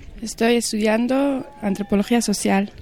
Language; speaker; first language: Spanish; non-native, learner; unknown